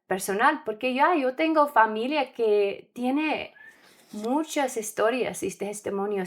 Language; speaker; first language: Spanish; non-native, learner; English